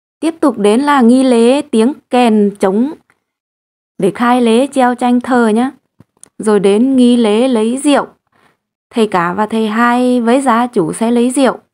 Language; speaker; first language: Vietnamese; non-native, local second language; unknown